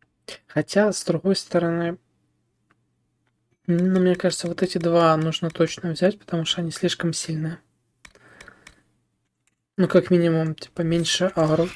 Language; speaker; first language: Russian; native; Russian